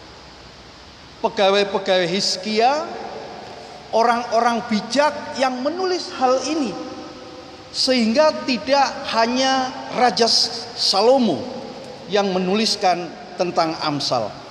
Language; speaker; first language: Indonesian; native; Indonesian